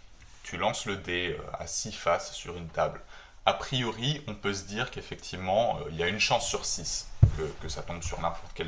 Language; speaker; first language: French; native; French